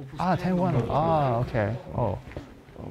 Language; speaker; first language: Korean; non-native, learner; Japanese